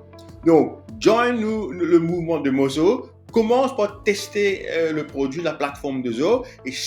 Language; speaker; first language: French; non-native, local second language; Morisyen